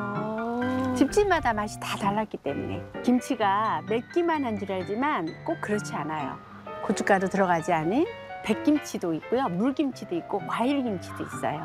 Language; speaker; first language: Korean; native; Korean